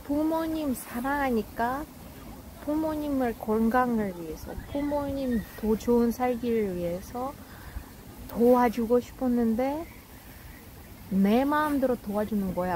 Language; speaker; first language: Korean; non-native, fluent; Russian